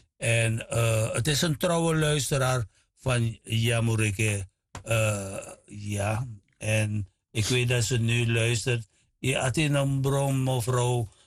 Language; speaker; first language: Dutch; native; Dutch